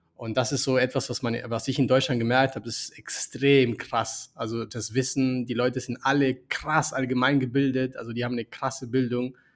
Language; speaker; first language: German; early bilingual, other home language; Spanish